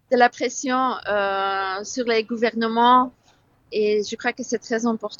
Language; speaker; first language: French; non-native, fluent; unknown